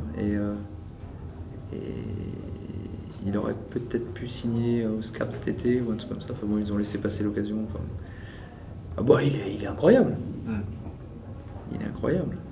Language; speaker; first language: French; native; French